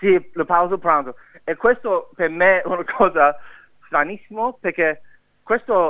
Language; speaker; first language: Italian; non-native, learner; English